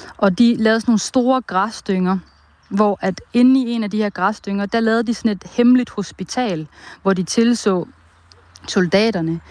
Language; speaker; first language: Danish; early bilingual, other home language; Bosnian